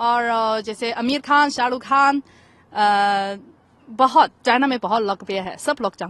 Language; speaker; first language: Hindi; non-native, fluent; Chinese